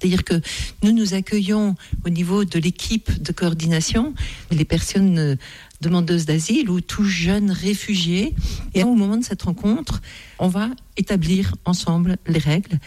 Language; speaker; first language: French; native; French